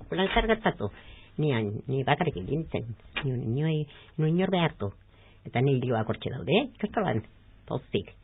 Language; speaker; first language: Basque; native; Basque